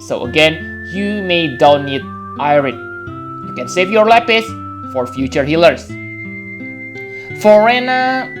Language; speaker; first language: English; non-native, fluent; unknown